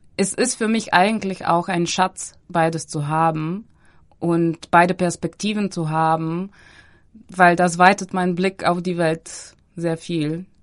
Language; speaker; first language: German; non-native, fluent; Bulgarian